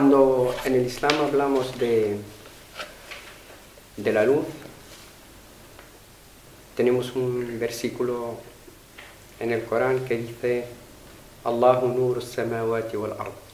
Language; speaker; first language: Spanish; non-native, fluent; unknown